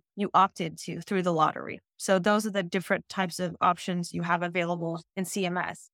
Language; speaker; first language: English; early bilingual, other home language; Dutch